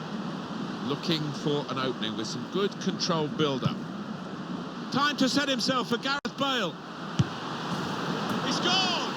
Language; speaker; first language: English; native; English